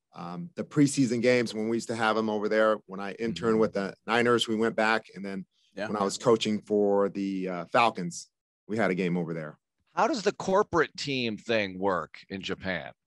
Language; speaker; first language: English; native; English